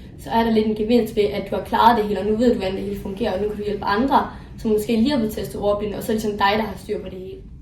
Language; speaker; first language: Danish; native; Danish